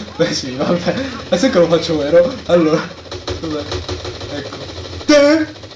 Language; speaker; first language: Italian; native; Italian